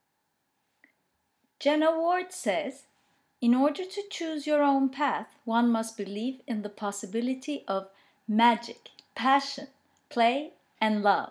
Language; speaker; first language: English; non-native, fluent; Turkish